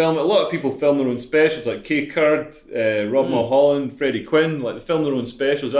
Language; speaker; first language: English; native; English